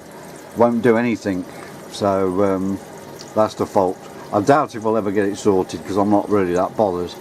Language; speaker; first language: English; native; English